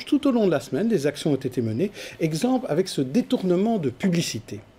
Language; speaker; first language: French; native; French